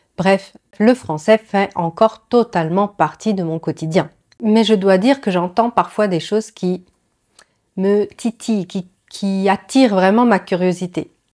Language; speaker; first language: French; native; French